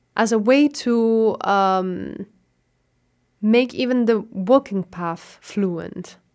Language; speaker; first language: English; non-native, fluent; Italian